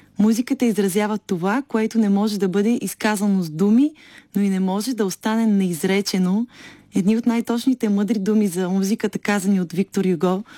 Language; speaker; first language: Bulgarian; native; Bulgarian